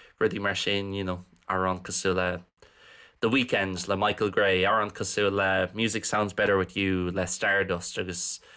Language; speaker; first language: Irish; non-native, local second language; English